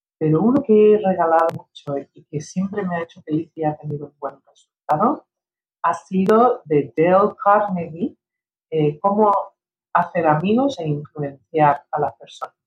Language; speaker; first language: Spanish; early bilingual, heritage; Spanish